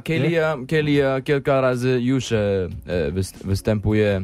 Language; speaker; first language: Polish; non-native, learner; English